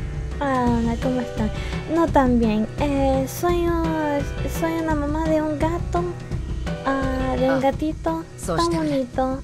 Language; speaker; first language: Spanish; early bilingual, heritage; English